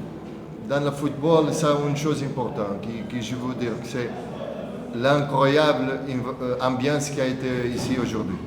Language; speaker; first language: French; non-native, fluent; Portuguese